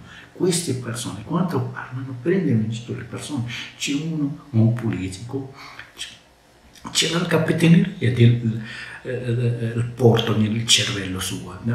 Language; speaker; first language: Italian; non-native, learner; Arabic